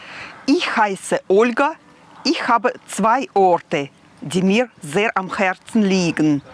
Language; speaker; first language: German; non-native, fluent; Russian